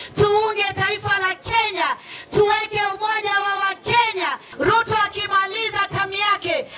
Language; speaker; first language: Swahili; non-native, local second language; Gusii